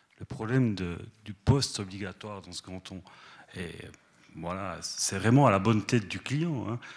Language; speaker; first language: French; early bilingual, other home language; Spanish